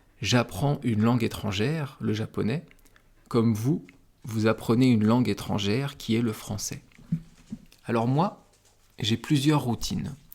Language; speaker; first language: French; native; French